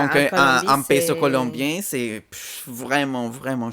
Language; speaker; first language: French; non-native, fluent; Spanish